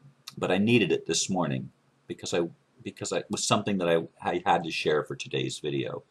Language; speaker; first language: English; native; English